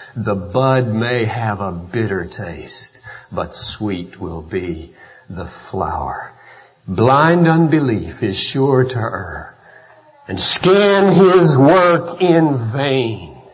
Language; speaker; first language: English; native; English